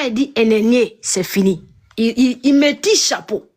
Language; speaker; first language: French; non-native, local second language; Dyula